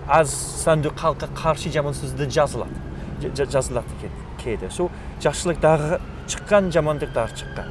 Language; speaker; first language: Kyrgyz; non-native, fluent; English